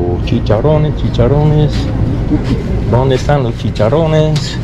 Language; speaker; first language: Spanish; non-native, learner; English